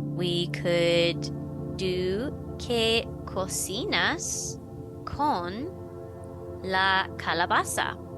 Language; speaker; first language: Spanish; non-native, fluent; English